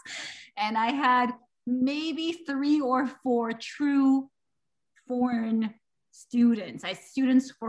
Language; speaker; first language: English; early bilingual, other home language; Armenian